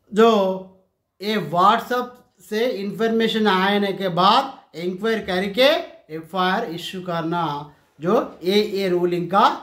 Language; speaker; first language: Hindi; non-native, local second language; Telugu